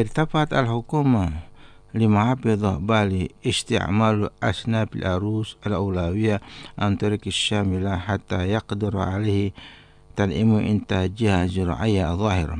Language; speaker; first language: Arabic; non-native, fluent; Indonesian